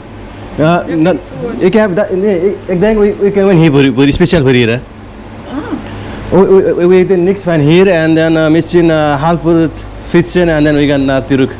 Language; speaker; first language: Dutch; non-native, learner; Nepali